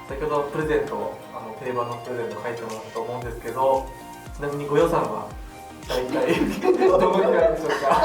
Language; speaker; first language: Japanese; non-native, fluent; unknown